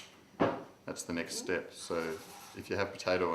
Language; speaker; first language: English; native; English